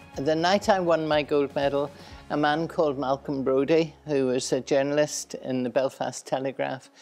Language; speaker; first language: English; native; English